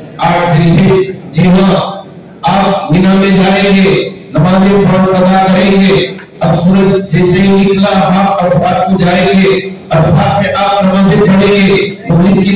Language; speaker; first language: Urdu; native; Urdu